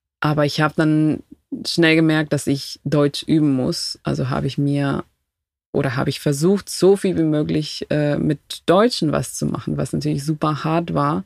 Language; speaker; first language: German; non-native, fluent; Spanish